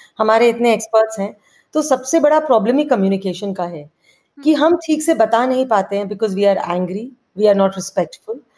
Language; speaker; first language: Hindi; non-native, local second language; Marwari